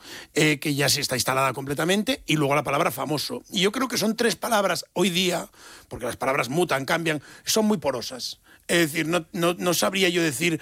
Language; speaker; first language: Spanish; native; Spanish